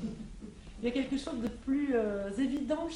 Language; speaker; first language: French; native; French